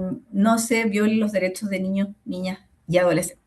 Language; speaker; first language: Spanish; native; Spanish